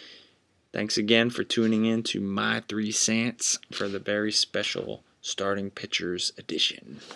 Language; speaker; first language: English; native; English